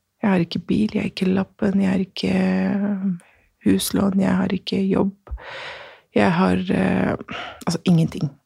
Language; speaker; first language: Norwegian; non-native, fluent; Persian